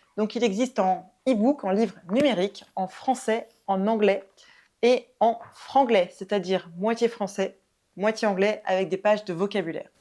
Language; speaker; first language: French; native; French